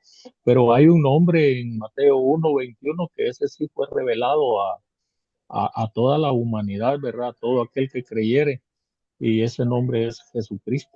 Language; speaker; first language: Spanish; native; Spanish